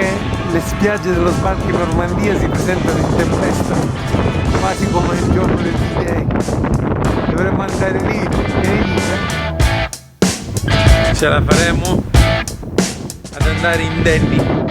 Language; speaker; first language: Italian; native; Italian